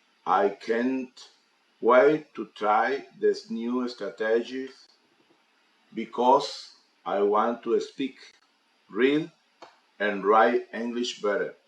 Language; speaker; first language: English; non-native, learner; Spanish